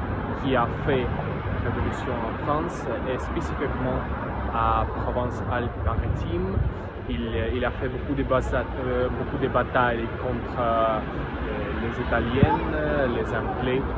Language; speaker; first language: French; non-native, learner; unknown